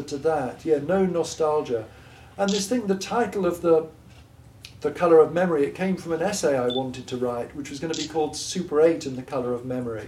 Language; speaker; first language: English; native; English